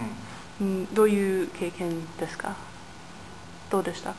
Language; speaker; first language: Japanese; non-native, learner; English